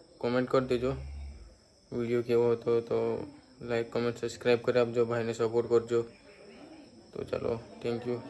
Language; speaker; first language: Gujarati; non-native, local second language; Kukna